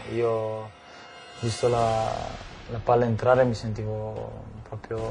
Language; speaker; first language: Italian; early bilingual, other home language; Albanian